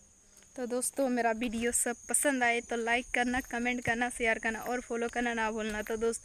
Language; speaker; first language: Hindi; non-native, local second language; Santali